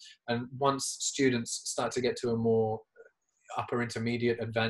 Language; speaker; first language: English; native; English